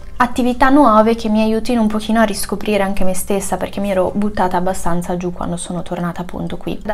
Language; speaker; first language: Italian; native; Italian